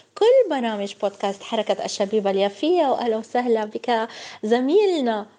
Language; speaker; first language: Arabic; native; Arabic